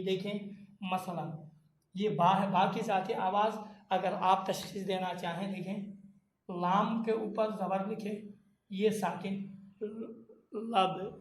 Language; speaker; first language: Urdu; non-native, local second language; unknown